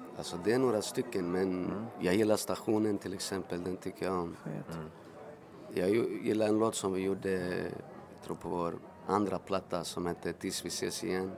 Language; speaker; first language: Swedish; early bilingual, other home language; Spanish